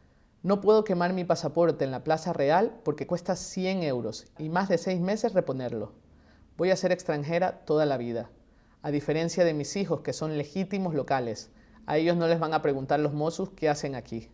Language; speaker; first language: Spanish; native; Spanish